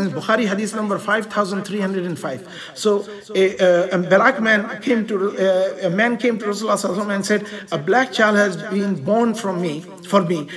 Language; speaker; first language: English; non-native, local second language; Urdu